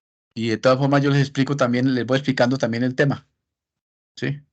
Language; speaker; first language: Spanish; native; Spanish